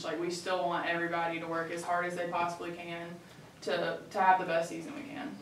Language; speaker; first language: English; native; English